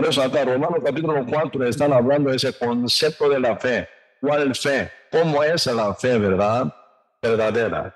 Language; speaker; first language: Spanish; non-native, learner; Korean